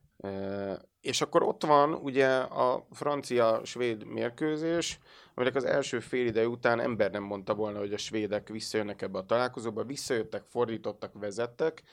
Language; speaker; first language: Hungarian; native; Hungarian